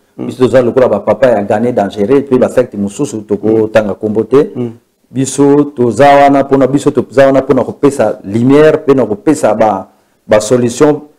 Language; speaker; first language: Lingala; non-native, local second language; Kongo